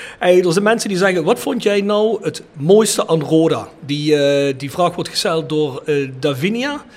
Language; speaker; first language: Dutch; native; Dutch